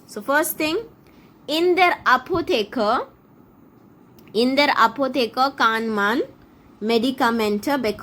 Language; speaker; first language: German; non-native, fluent; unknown